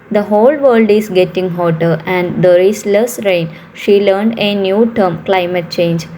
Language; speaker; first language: English; non-native, local second language; Malayalam